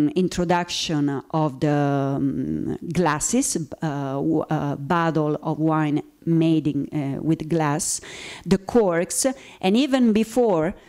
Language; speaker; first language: English; non-native, fluent; Italian